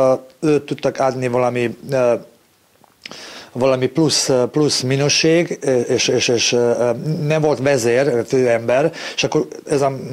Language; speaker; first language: Hungarian; non-native, learner; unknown